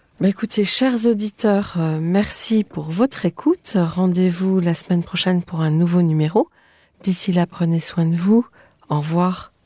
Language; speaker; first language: French; native; French